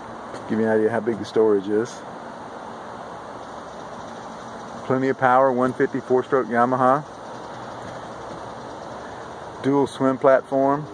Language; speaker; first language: English; native; English